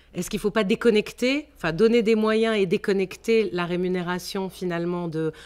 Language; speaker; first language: French; native; French